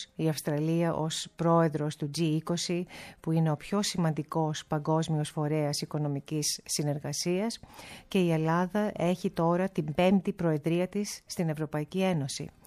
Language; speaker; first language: Greek; early bilingual, heritage; Greek